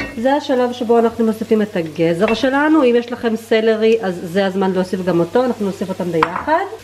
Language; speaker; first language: Hebrew; early bilingual, other home language; Russian